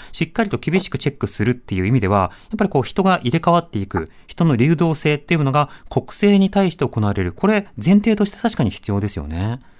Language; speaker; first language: Japanese; native; Japanese